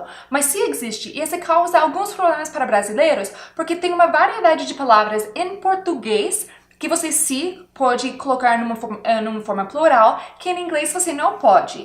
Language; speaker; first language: Portuguese; non-native, fluent; English